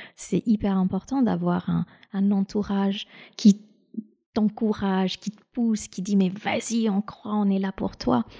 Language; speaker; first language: French; non-native, fluent; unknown